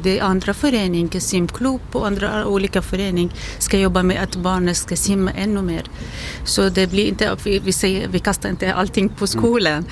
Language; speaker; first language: Swedish; non-native, learner; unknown